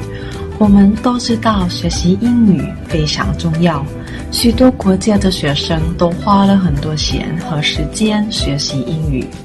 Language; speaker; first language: Chinese; non-native, fluent; Thai